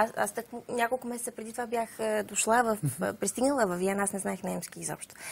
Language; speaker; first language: Bulgarian; native; Bulgarian